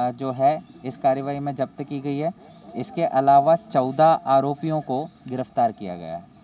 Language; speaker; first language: Hindi; native; Hindi